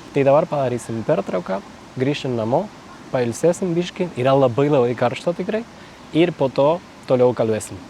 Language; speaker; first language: Lithuanian; non-native, fluent; Spanish